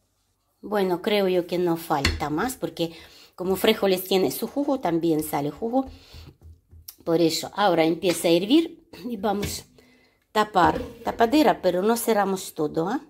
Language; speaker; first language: Spanish; non-native, learner; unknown